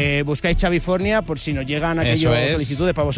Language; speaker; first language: Spanish; native; Spanish